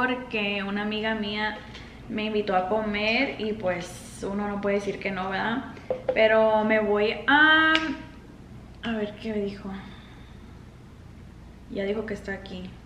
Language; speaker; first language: Spanish; early bilingual, heritage; Spanish